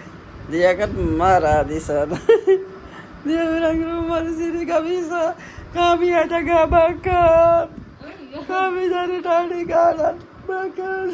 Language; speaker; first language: Indonesian; non-native, learner; Urdu